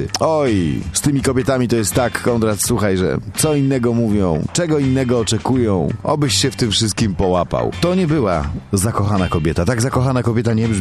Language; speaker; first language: Polish; native; Polish